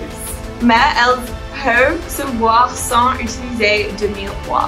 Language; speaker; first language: French; non-native, learner; English